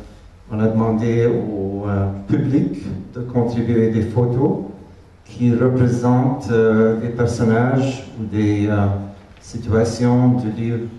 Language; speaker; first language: French; non-native, fluent; Hungarian